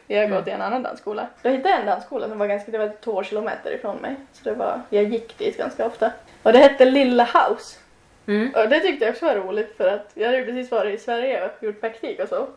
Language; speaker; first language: Swedish; non-native, local second language; Finnish